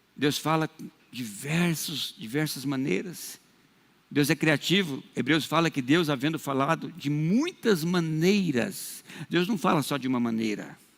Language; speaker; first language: Portuguese; native; Portuguese